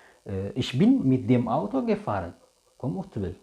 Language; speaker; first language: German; non-native, fluent; Tigrinya